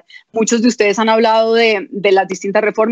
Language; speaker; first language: Spanish; native; Spanish